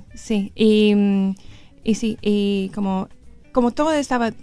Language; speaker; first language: Spanish; non-native, learner; English